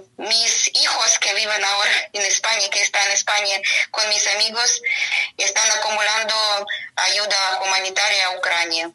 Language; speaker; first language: Spanish; non-native, learner; Ukrainian